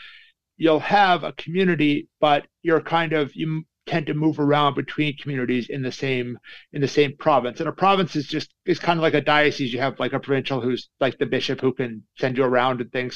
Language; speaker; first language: English; native; English